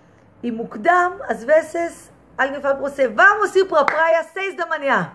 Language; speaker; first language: Portuguese; non-native, fluent; Hebrew